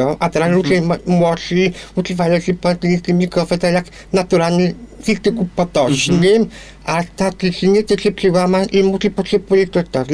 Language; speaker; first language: Polish; non-native, local second language; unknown